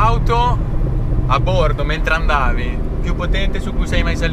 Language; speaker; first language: Italian; native; Italian